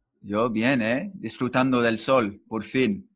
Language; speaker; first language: Spanish; non-native, learner; English